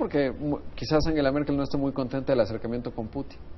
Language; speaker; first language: Spanish; native; Spanish